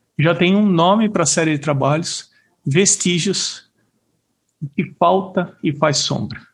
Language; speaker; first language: Portuguese; native; Portuguese